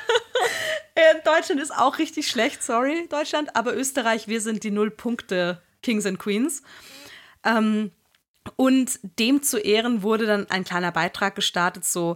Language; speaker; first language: German; native; German